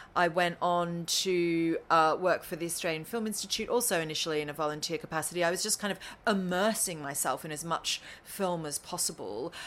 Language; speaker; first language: English; native; English